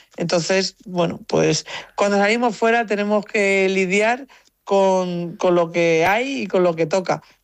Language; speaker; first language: Spanish; native; Spanish